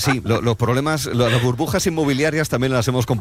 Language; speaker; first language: Spanish; native; Spanish